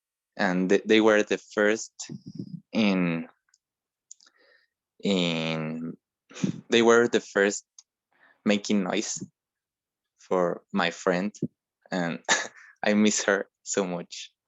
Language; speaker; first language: English; non-native, learner; Spanish